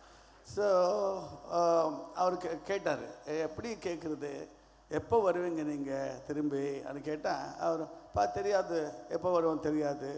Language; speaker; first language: Tamil; non-native, learner; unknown